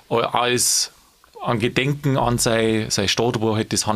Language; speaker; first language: German; native; German